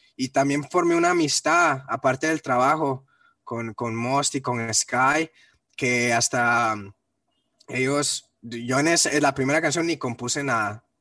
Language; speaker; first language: Spanish; native; Spanish